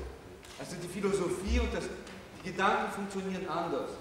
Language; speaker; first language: German; non-native, fluent; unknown